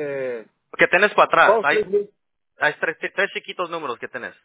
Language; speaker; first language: Spanish; early bilingual, heritage; Spanish